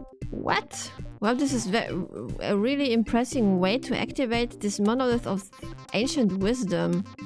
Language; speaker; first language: English; non-native, fluent; German